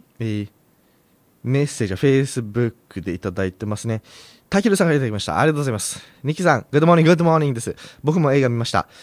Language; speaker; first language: Japanese; native; Japanese